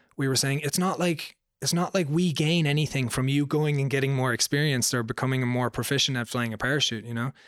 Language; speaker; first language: English; native; English